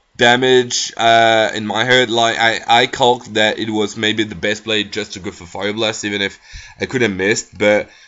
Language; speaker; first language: English; non-native, fluent; French